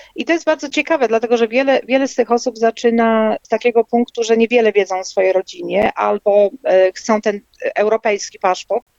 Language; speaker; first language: Polish; native; Polish